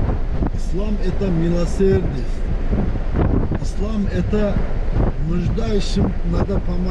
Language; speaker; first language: Russian; non-native, local second language; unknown